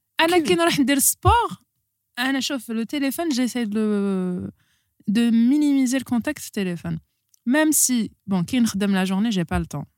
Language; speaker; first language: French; non-native, local second language; Arabic